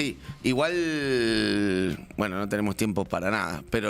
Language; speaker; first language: Spanish; native; Spanish